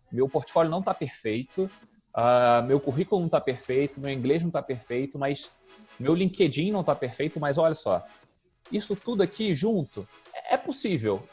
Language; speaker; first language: Portuguese; native; Portuguese